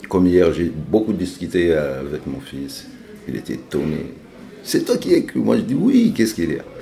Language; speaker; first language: French; non-native, local second language; Lingala